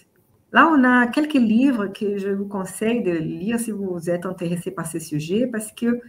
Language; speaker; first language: French; non-native, fluent; Portuguese